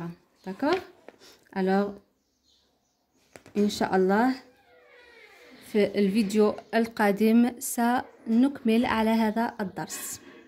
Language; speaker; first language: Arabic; native; Arabic